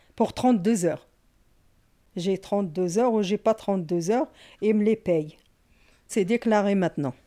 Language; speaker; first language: French; non-native, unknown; Arabic